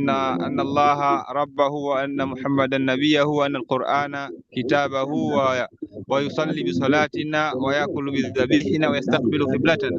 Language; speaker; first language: Arabic; non-native, fluent; Swahili